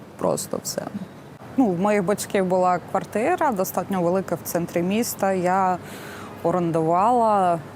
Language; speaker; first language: Ukrainian; non-native, local second language; Russian